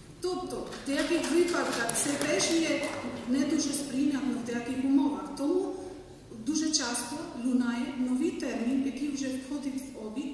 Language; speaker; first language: Ukrainian; non-native, fluent; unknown